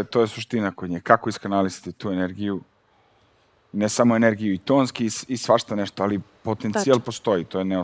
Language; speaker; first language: Serbian; native; Serbian